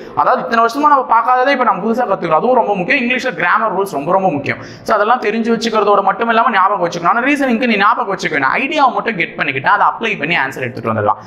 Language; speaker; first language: Tamil; native; Tamil